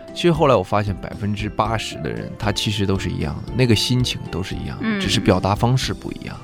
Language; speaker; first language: Chinese; native; Chinese